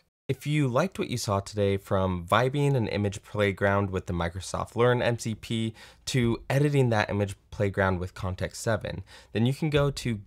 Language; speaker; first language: English; native; English